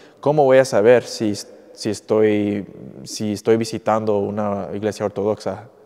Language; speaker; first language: Spanish; early bilingual, heritage; English